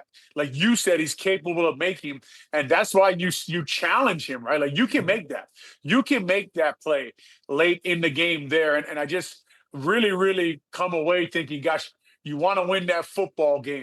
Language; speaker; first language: English; native; English